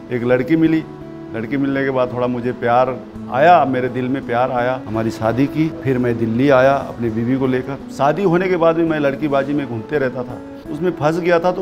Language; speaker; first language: Hindi; early bilingual, other home language; Nepali